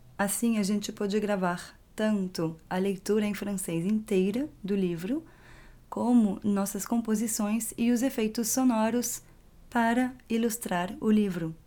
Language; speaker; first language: Portuguese; early bilingual, heritage; Portuguese